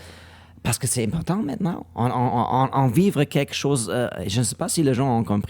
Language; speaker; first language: French; non-native, learner; German